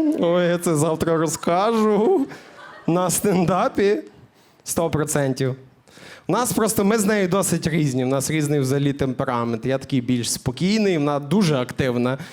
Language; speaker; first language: Ukrainian; native; Ukrainian